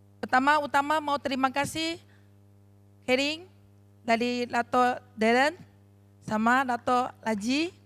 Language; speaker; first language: Indonesian; non-native, learner; Chinese